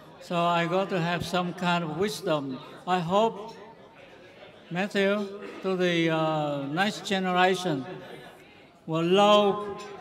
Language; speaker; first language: English; non-native, fluent; Vietnamese